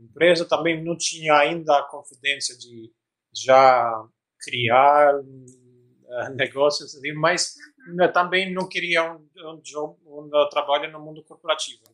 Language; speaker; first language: Portuguese; non-native, fluent; Albanian